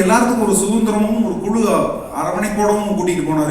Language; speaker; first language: Tamil; native; Tamil